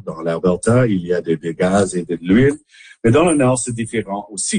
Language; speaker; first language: French; non-native, local second language; English